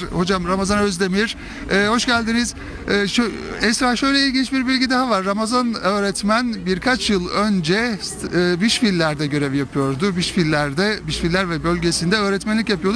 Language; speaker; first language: Turkish; native; Turkish